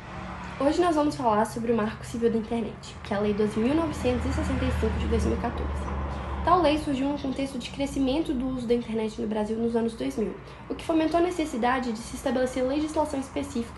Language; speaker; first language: Portuguese; native; Portuguese